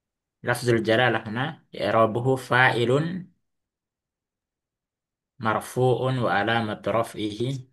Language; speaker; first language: Arabic; non-native, fluent; Indonesian